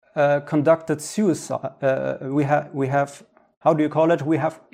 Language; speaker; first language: English; non-native, fluent; German